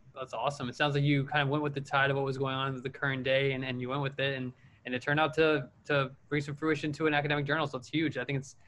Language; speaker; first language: English; native; English